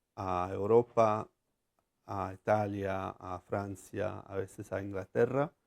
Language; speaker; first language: Spanish; non-native, fluent; English